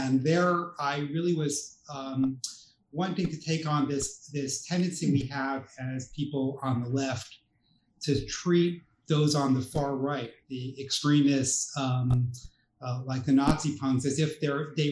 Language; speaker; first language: English; native; English